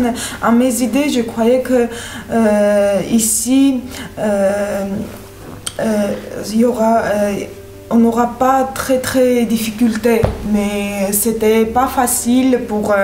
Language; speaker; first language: French; non-native, learner; Armenian